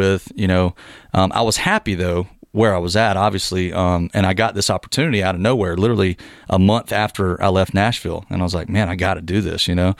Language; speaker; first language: English; native; English